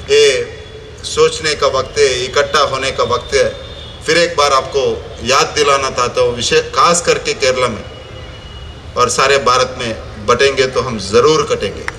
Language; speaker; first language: Hindi; non-native, local second language; Tulu